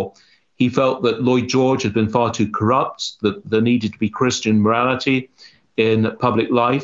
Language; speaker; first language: English; native; English